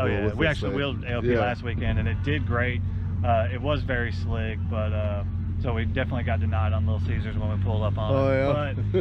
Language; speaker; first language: English; native; English